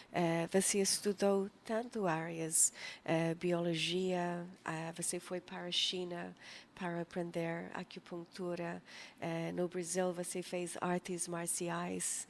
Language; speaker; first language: Portuguese; non-native, fluent; English